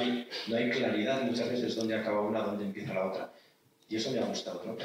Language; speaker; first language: Spanish; native; Spanish